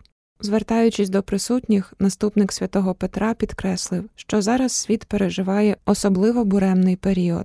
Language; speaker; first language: Ukrainian; native; Ukrainian